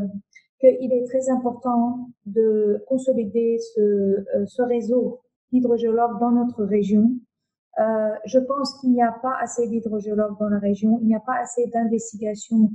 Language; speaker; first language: French; non-native, local second language; Arabic